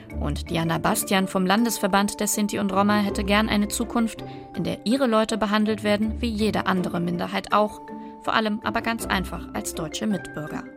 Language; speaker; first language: German; native; German